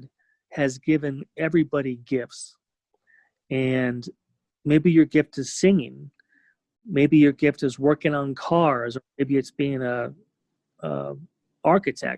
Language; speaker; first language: English; native; English